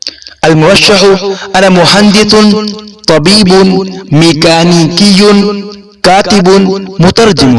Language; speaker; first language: Arabic; non-native, fluent; Urdu